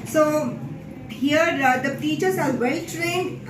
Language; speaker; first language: English; non-native, local second language; Telugu